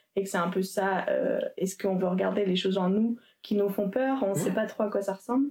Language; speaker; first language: French; native; French